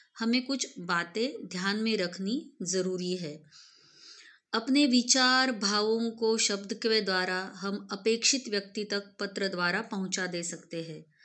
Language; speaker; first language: Hindi; non-native, local second language; Marathi